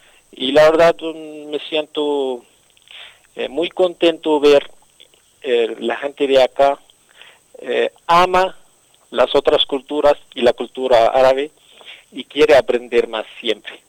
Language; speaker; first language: Spanish; non-native, fluent; Arabic